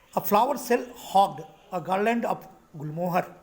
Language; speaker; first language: English; non-native, local second language; Hindi